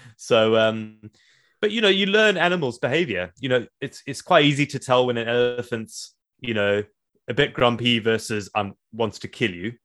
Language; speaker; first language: English; native; English